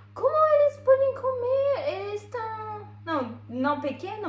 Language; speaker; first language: Portuguese; non-native, learner; German